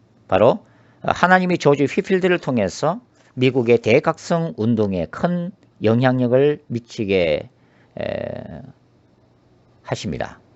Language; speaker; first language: Korean; native; Korean